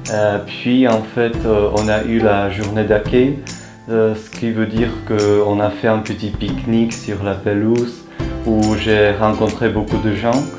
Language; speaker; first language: French; non-native, fluent; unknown